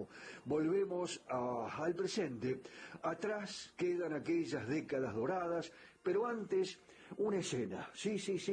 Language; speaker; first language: Spanish; native; Spanish